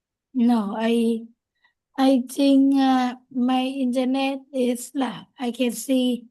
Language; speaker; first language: English; non-native, learner; Vietnamese